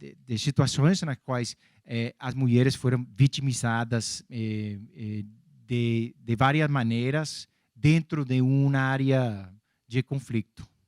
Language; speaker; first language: Portuguese; non-native, fluent; English